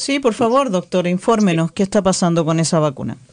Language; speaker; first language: Spanish; non-native, learner; English